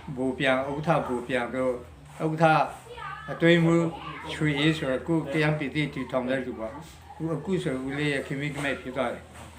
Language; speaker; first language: Burmese; non-native, local second language; Western Kayah